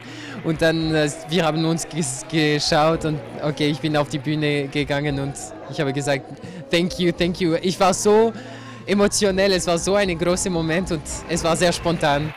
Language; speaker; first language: German; non-native, local second language; French